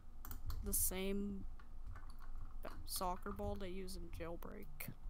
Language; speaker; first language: English; native; English